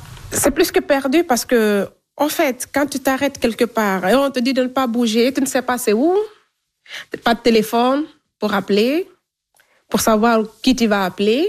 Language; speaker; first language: French; non-native, local second language; Fula